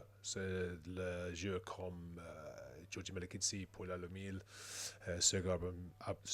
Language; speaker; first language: French; non-native, learner; English